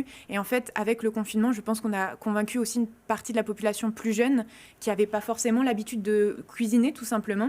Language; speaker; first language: French; native; French